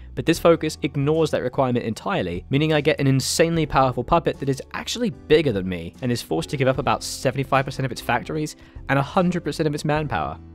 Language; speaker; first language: English; native; English